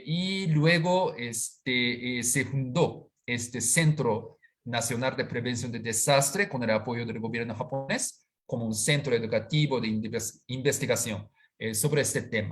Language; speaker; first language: Spanish; non-native, fluent; Japanese